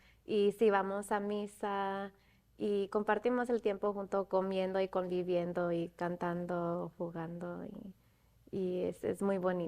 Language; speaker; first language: Spanish; early bilingual, other home language; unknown